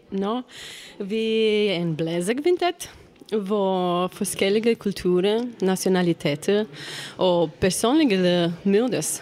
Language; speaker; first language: Danish; non-native, learner; Romanian